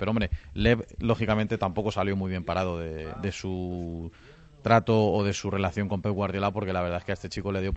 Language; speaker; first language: Spanish; native; Spanish